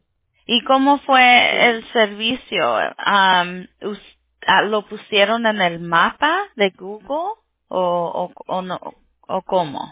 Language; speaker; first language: Spanish; early bilingual, heritage; Spanish